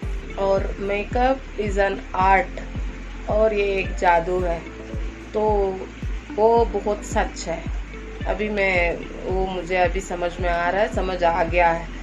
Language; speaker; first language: Hindi; non-native, local second language; Kannada